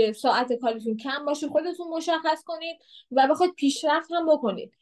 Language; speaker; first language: Persian; native; Persian